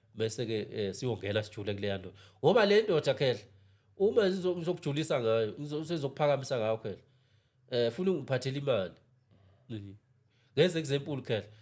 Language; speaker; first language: Zulu; native; Zulu